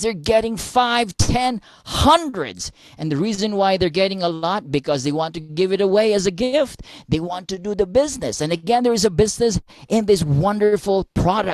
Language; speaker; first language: English; non-native, local second language; Filipino